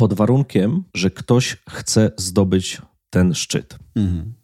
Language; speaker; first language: Polish; native; Polish